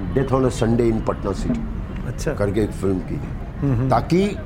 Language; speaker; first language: Hindi; native; Hindi